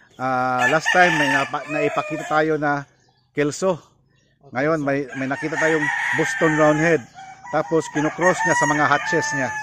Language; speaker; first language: Filipino; non-native, local second language; Cebuano